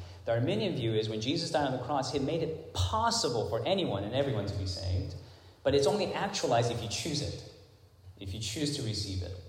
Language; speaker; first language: English; non-native, local second language; Cantonese